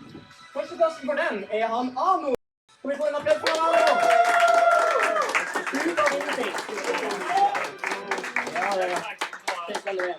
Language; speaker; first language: Norwegian; native; Norwegian